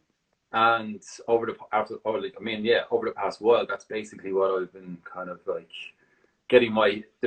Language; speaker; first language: English; native; English